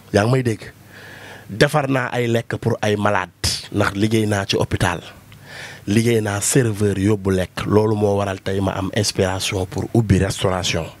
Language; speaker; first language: Wolof; native; Wolof